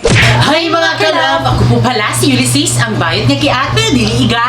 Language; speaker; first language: Filipino; non-native, local second language; Cebuano